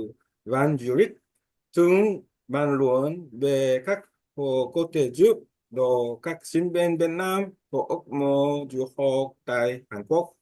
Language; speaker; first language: Vietnamese; non-native, learner; Korean